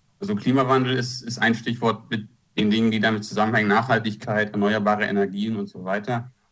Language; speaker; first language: German; native; German